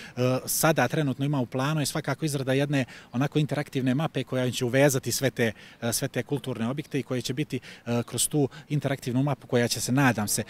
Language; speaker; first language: Croatian; native; Croatian